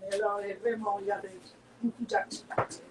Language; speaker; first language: French; non-native, fluent; English